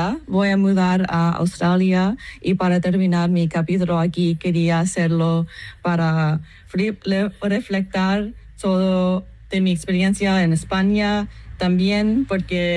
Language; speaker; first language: Spanish; non-native, fluent; English